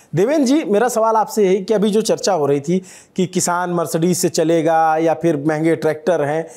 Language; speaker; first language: Hindi; native; Hindi